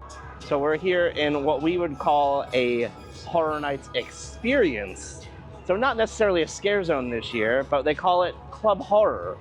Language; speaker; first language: English; native; English